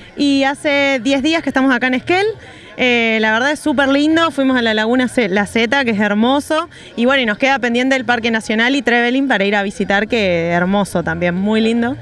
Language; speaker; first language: Spanish; native; Spanish